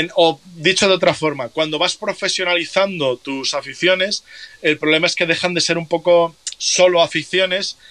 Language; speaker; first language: Spanish; native; Spanish